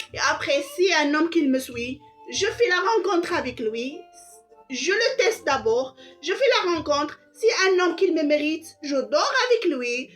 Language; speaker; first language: French; non-native, local second language; Arabic